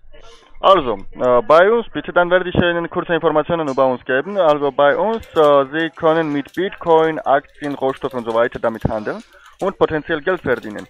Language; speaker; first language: German; non-native, fluent; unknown